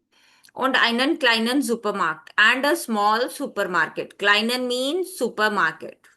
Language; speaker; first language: German; non-native, fluent; Hindi